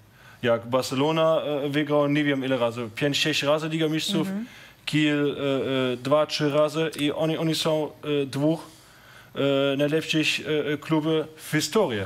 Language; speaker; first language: Polish; non-native, learner; German